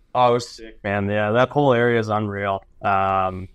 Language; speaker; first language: English; native; English